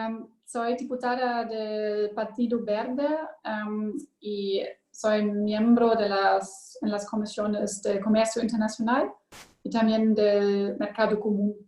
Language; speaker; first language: Spanish; non-native, learner; German